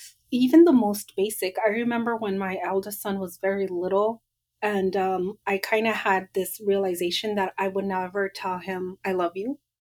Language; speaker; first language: English; early bilingual, other home language; Spanish